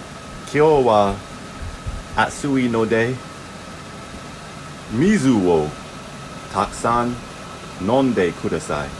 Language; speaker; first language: Japanese; non-native, learner; English